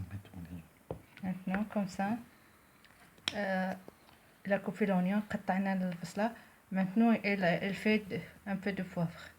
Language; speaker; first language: French; non-native, local second language; Arabic